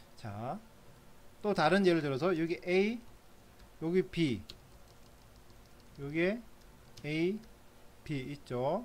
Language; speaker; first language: Korean; native; Korean